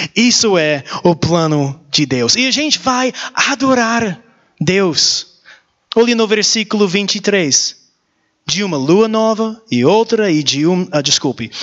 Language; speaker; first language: Portuguese; non-native, learner; English